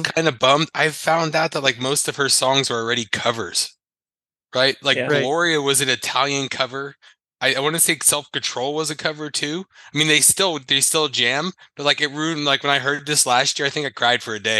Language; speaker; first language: English; native; English